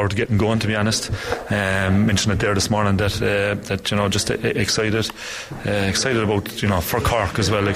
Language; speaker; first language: English; native; English